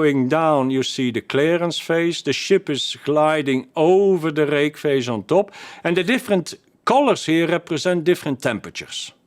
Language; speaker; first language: English; non-native, fluent; Dutch